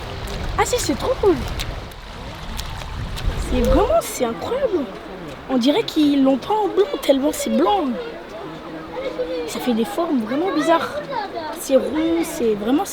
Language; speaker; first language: French; native; French